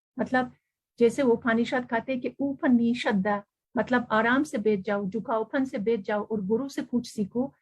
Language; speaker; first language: Urdu; non-native, fluent; Persian